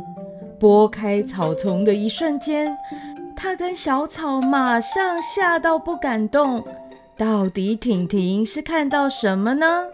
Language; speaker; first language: Chinese; native; Chinese